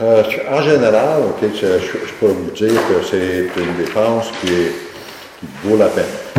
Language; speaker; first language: French; native; French